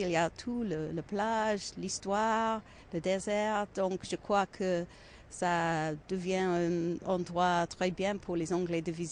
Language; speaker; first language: French; non-native, learner; English